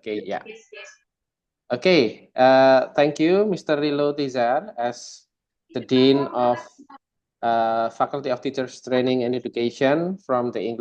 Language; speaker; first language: English; non-native, fluent; Indonesian